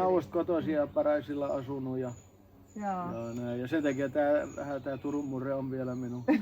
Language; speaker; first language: Finnish; native; Finnish